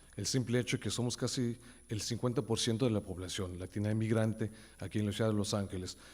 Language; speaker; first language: Spanish; early bilingual, heritage; Spanish